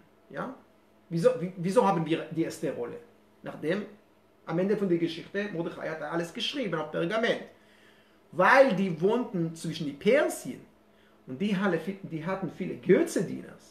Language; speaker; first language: German; non-native, fluent; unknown